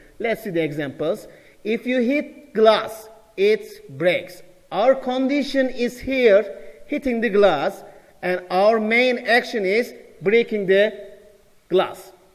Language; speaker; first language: English; non-native, fluent; Turkish